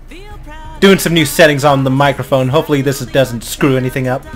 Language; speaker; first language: English; native; English